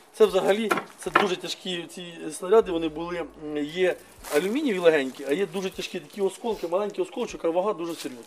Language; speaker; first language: Ukrainian; non-native, local second language; Russian